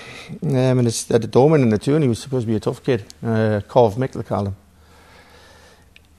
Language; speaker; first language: English; native; English